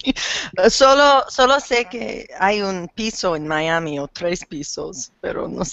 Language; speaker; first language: Spanish; non-native, learner; English